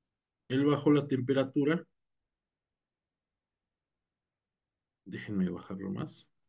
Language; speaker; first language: Spanish; native; Spanish